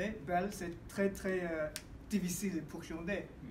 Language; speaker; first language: French; non-native, learner; English